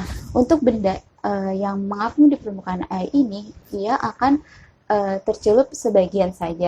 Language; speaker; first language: Indonesian; native; Indonesian